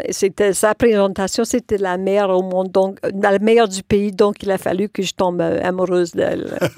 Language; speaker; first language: French; non-native, local second language; English